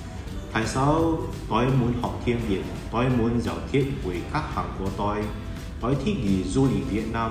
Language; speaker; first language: Vietnamese; non-native, learner; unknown